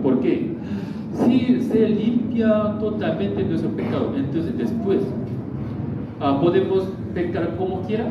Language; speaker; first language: Spanish; non-native, learner; Korean